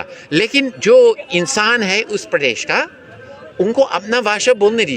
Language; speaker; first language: Hindi; non-native, fluent; English